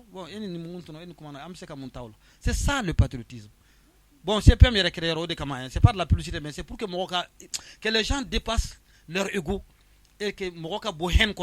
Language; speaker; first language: French; non-native, local second language; Bambara